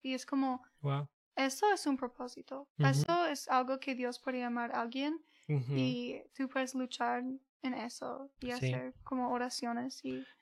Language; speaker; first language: Spanish; early bilingual, heritage; English